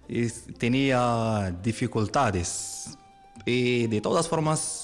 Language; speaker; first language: Spanish; non-native, fluent; Arabic